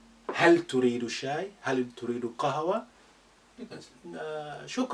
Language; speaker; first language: Arabic; non-native, fluent; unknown